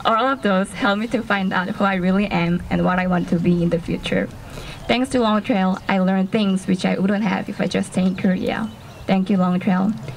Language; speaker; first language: English; non-native, fluent; Korean